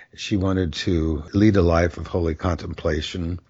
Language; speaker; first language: English; native; English